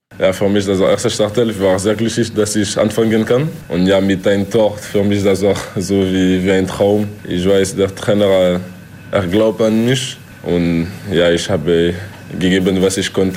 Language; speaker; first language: German; non-native, local second language; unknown